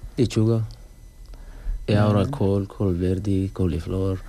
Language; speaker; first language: Spanish; non-native, learner; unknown